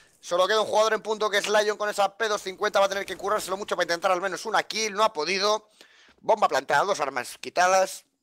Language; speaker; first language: Spanish; native; Spanish